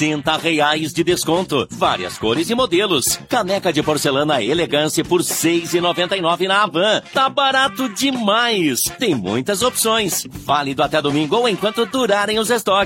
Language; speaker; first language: Portuguese; native; Portuguese